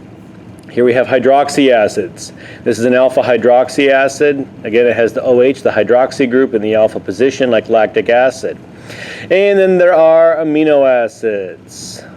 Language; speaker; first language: English; native; English